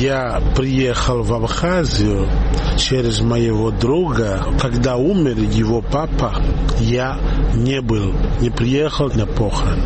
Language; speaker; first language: Russian; non-native, learner; Portuguese